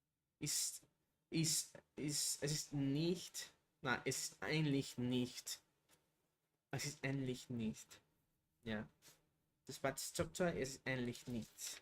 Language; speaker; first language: German; non-native, learner; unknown